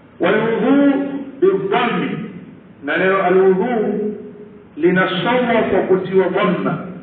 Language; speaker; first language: Swahili; native; Swahili